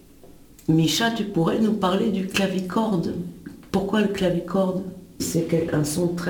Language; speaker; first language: French; native; French